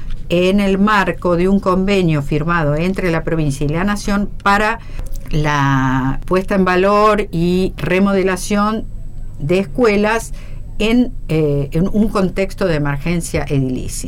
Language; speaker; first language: Spanish; native; Spanish